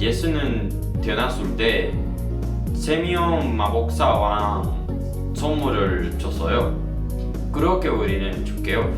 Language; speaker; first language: Korean; non-native, learner; Spanish